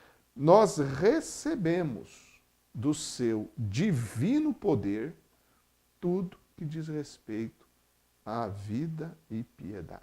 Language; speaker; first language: Portuguese; native; Portuguese